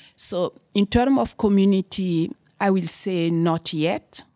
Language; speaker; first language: English; non-native, fluent; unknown